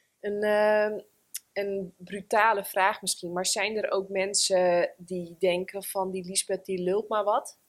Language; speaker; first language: Dutch; native; Dutch